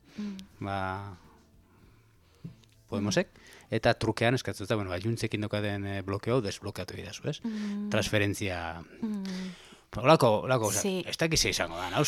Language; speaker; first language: Basque; native; Basque